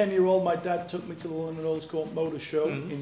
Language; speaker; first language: English; native; English